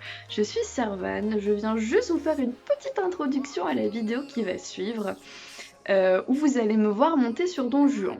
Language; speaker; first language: French; native; French